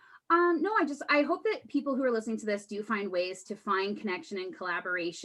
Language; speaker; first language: English; native; English